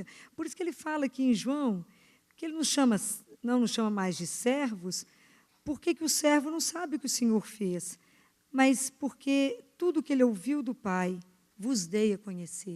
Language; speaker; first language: Portuguese; native; Portuguese